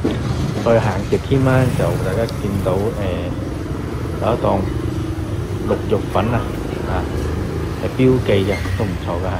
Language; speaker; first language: Chinese; early bilingual, heritage; Cantonese